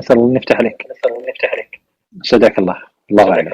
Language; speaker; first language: Arabic; native; Arabic